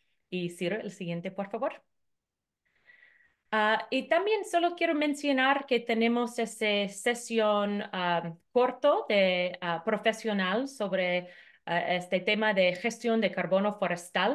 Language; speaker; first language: Spanish; non-native, fluent; English